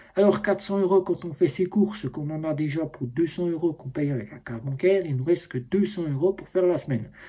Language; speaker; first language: French; native; French